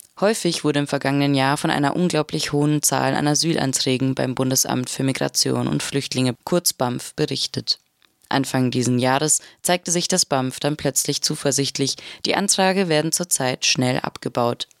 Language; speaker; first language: German; native; German